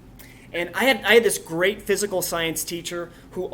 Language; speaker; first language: English; native; English